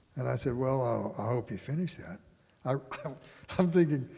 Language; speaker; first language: English; native; English